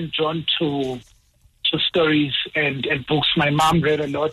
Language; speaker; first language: English; non-native, local second language; Zulu